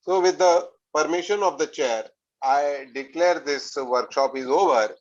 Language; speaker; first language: English; non-native, local second language; Marathi